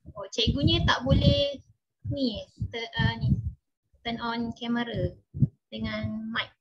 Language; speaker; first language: Malay; native; Malay